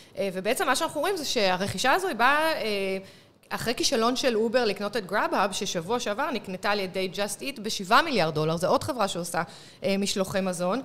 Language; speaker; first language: Hebrew; native; Hebrew